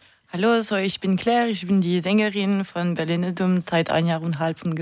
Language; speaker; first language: German; non-native, learner; French